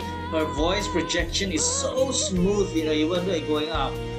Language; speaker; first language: English; non-native, local second language; Malay